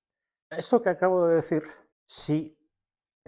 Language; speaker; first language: Spanish; native; Spanish